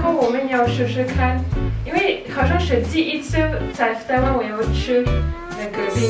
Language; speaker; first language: Chinese; non-native, learner; French